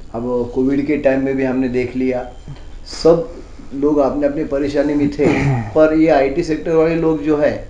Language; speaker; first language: Hindi; non-native, local second language; Marathi